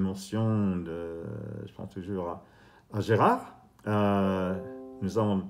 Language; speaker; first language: French; non-native, fluent; English